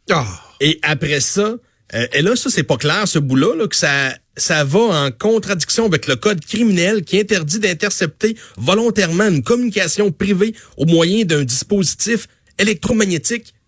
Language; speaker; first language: French; native; French